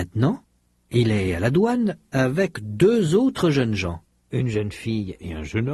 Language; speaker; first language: French; native; French